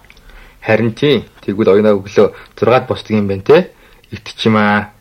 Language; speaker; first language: Mongolian; native; Mongolian